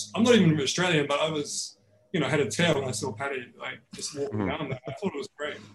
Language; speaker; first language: English; native; English